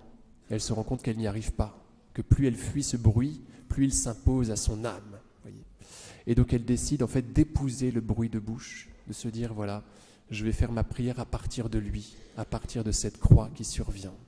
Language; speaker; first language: French; native; French